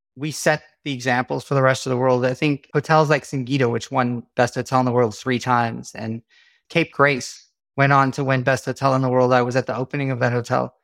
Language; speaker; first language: English; native; English